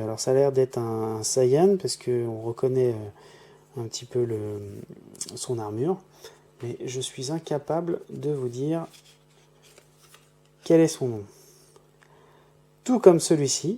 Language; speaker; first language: French; native; French